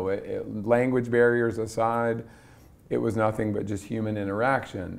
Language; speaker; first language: English; native; English